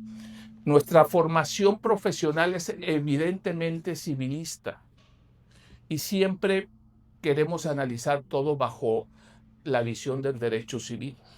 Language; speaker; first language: Spanish; native; Spanish